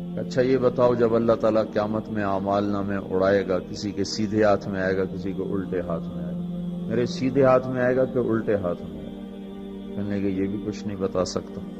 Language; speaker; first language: Urdu; non-native, local second language; Punjabi